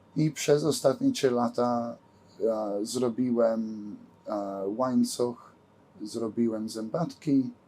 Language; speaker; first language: Polish; non-native, learner; English